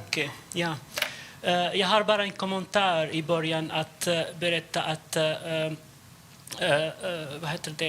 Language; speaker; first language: Swedish; non-native, fluent; Arabic